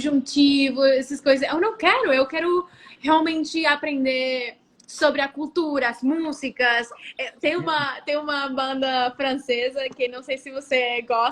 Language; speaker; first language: Portuguese; non-native, fluent; Spanish